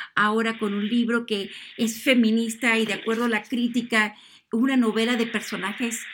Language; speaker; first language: Spanish; native; Spanish